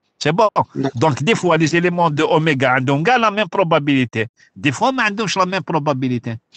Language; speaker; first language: French; non-native, local second language; Arabic